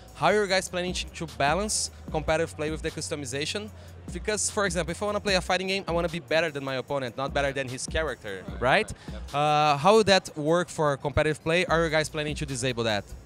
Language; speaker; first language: English; non-native, fluent; Portuguese